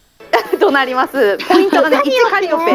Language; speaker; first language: Japanese; native; Japanese